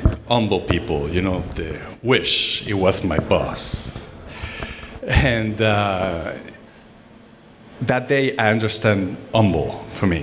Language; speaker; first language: English; non-native, fluent; Spanish